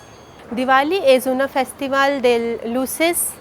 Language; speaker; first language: Spanish; non-native, learner; Hindi